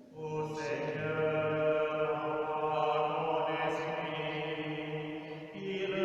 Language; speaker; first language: French; native; French